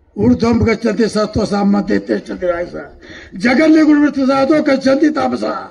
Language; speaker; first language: Hindi; non-native, local second language; Marathi